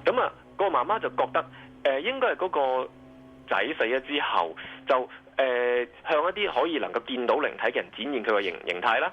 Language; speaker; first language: Cantonese; native; Cantonese